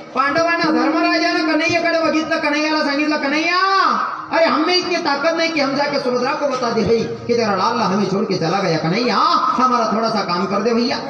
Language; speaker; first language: Hindi; non-native, local second language; Marathi